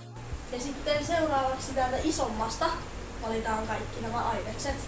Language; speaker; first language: Finnish; native; Finnish